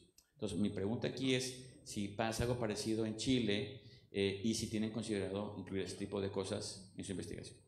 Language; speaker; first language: Spanish; native; Spanish